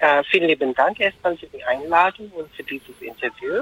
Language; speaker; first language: German; non-native, fluent; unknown